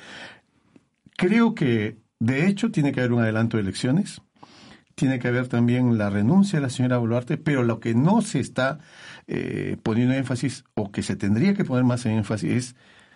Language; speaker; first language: Spanish; native; Spanish